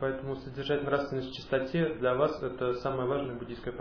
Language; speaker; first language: Russian; native; Russian